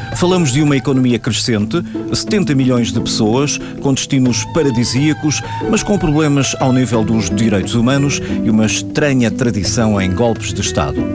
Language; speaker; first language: Portuguese; native; Portuguese